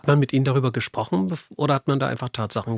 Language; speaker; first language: German; native; German